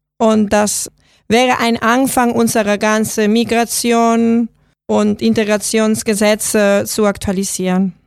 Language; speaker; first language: German; non-native, fluent; Spanish